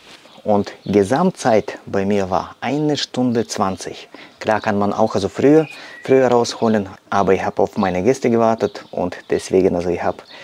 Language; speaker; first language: German; non-native, learner; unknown